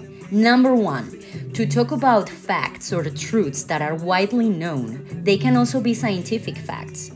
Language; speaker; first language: English; non-native, fluent; Spanish